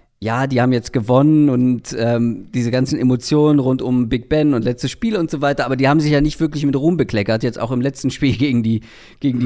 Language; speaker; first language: German; native; German